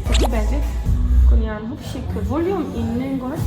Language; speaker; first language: Korean; non-native, fluent; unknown